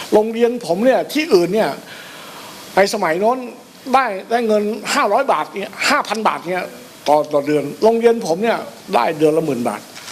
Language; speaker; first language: Thai; native; Thai